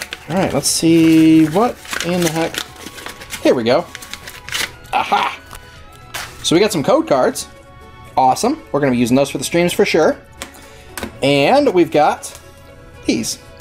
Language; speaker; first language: English; native; English